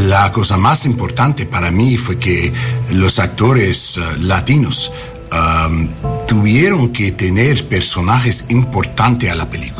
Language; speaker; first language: Spanish; non-native, learner; English